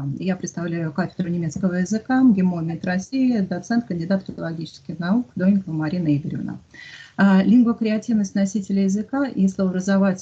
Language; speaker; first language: Russian; native; Russian